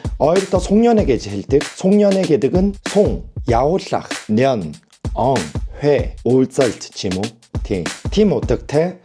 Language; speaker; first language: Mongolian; non-native, fluent; Korean